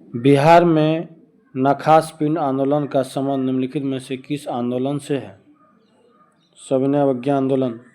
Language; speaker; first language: Hindi; native; Hindi